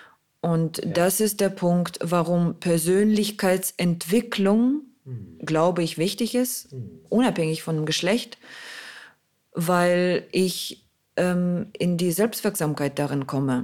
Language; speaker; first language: German; non-native, fluent; Russian